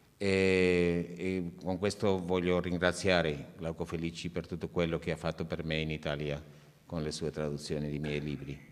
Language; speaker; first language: Italian; non-native, fluent; Spanish